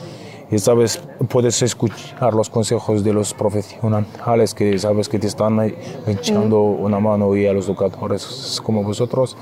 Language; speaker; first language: Spanish; non-native, fluent; Arabic